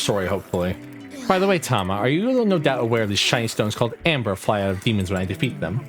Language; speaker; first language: English; native; English